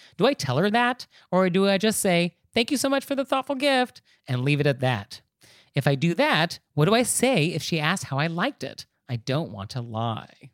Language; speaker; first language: English; native; English